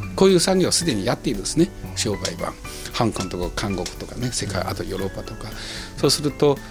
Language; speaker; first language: Japanese; non-native, fluent; Chinese